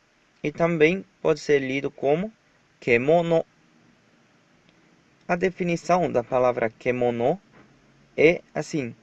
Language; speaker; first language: Portuguese; non-native, fluent; Japanese